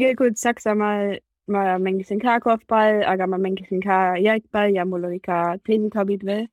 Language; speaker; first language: Estonian; non-native, learner; German